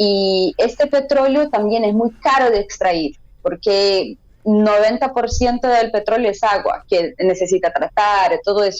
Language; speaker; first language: Spanish; non-native, fluent; Portuguese